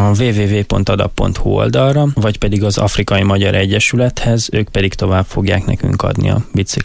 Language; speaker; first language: Hungarian; native; Hungarian